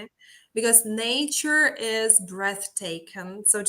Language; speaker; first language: English; non-native, fluent; Ukrainian